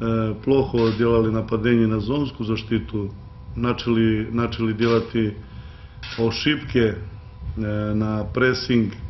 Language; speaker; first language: Russian; non-native, learner; Serbian